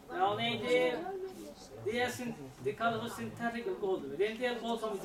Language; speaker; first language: Swedish; non-native, learner; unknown